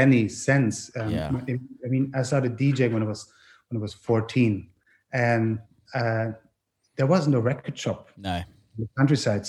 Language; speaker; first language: English; non-native, fluent; German